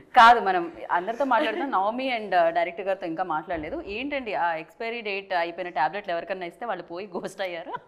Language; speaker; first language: Telugu; native; Telugu